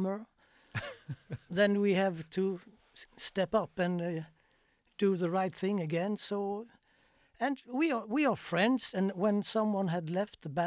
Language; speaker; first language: English; non-native, fluent; Swedish